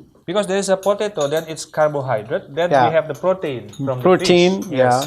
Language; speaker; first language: English; non-native, fluent; Indonesian